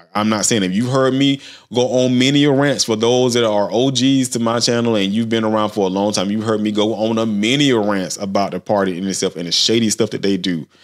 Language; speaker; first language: English; native; English